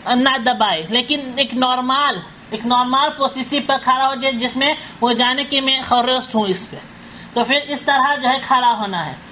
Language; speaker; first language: Urdu; non-native, fluent; Caribbean Hindustani